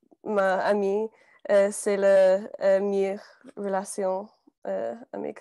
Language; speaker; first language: French; non-native, learner; English